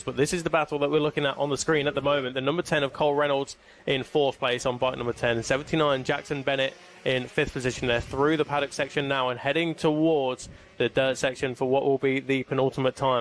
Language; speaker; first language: English; native; English